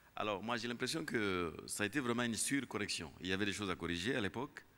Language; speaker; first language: French; non-native, local second language; Kinyarwanda